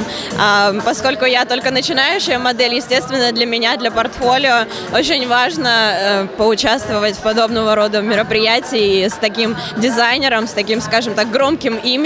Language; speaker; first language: Russian; native; Russian